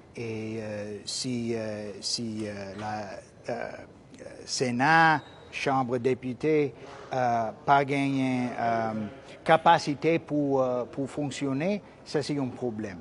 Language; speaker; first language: Haitian Creole; non-native, fluent; English